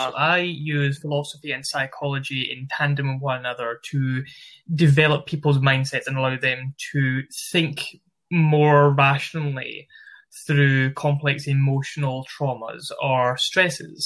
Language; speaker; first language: English; native; English